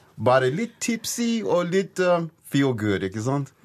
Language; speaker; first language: Norwegian; non-native, fluent; English